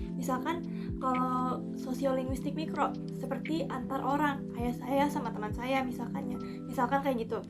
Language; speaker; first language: Indonesian; native; Indonesian